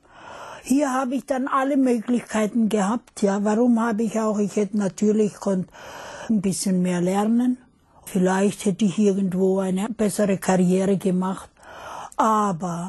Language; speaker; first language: German; non-native, fluent; Russian